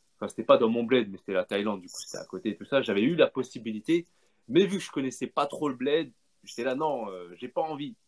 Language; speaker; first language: French; native; French